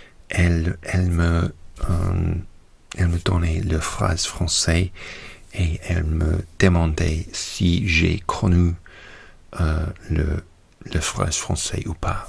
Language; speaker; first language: French; non-native, learner; English